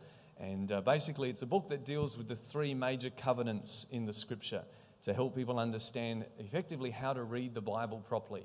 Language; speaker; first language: English; native; English